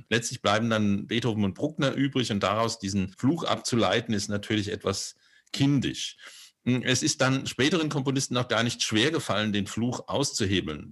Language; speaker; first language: German; native; German